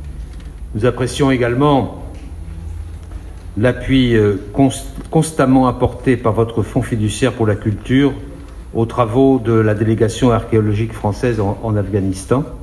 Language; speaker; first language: French; native; French